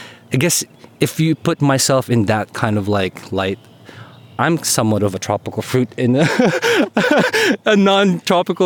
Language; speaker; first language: English; non-native, local second language; Filipino